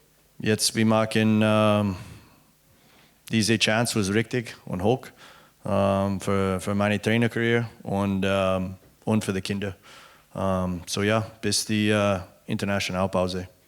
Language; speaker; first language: German; non-native, learner; English